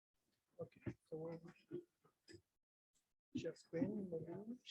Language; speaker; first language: English; non-native, fluent; French